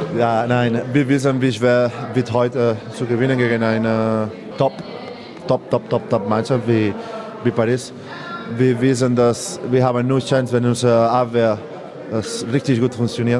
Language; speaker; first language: German; non-native, learner; Spanish